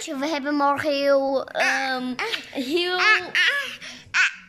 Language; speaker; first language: Dutch; early bilingual, other home language; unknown